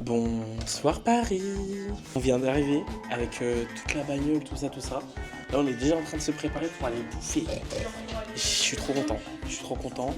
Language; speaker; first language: French; native; French